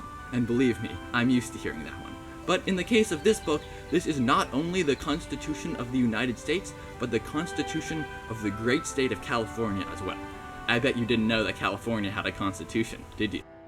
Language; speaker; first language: English; native; English